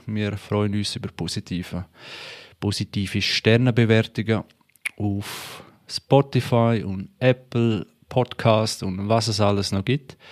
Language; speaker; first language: German; native; German